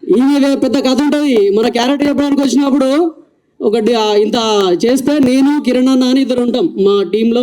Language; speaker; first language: Telugu; native; Telugu